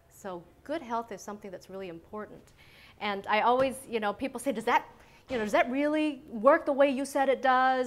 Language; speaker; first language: English; early bilingual, other home language; Vietnamese